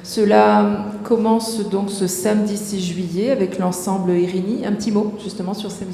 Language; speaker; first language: French; native; French